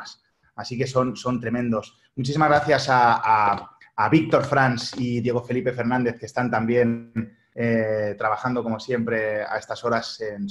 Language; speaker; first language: Spanish; native; Spanish